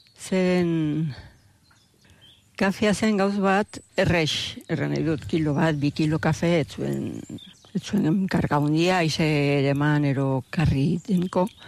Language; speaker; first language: Basque; native; Basque